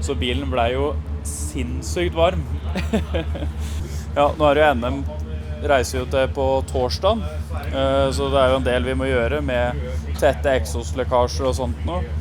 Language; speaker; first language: Norwegian; native; Norwegian